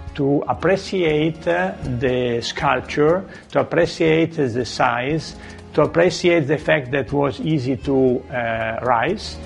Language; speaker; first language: English; non-native, fluent; Italian